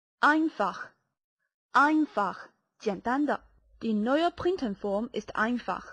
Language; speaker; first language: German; non-native, fluent; Chinese